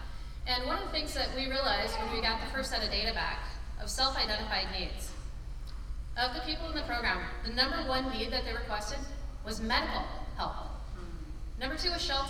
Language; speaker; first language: English; native; English